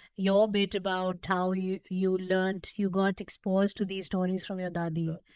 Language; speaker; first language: English; non-native, local second language; Hindi